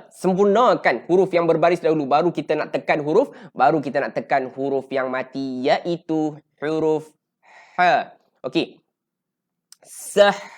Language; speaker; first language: Malay; native; Malay